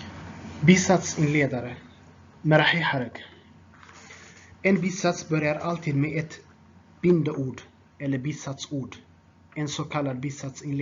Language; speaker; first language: Swedish; non-native, fluent; Tigrinya